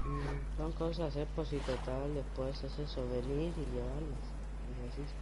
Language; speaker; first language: Spanish; native; Spanish